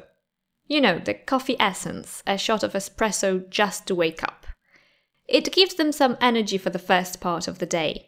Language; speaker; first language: English; non-native, fluent; Polish